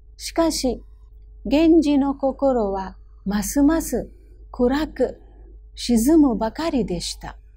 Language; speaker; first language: Japanese; non-native, fluent; Hindi